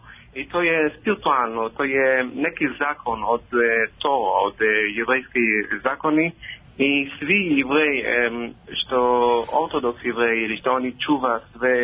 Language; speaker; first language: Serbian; non-native, learner; Hebrew